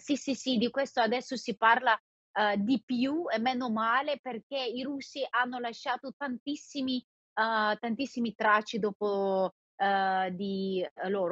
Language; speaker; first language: Italian; non-native, fluent; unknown